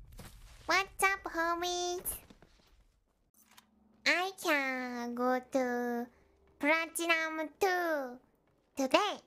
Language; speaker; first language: English; non-native, learner; Japanese